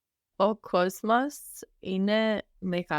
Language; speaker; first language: Greek; non-native, learner; English